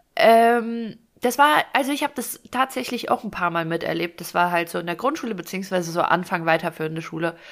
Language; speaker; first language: German; early bilingual, other home language; Russian